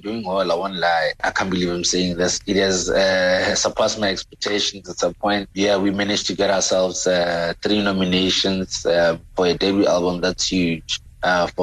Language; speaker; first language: English; non-native, local second language; Southern Sotho